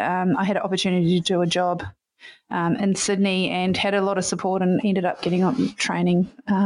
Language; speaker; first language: English; native; English